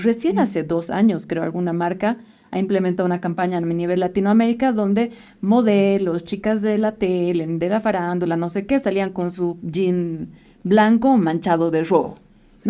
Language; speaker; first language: Spanish; native; Spanish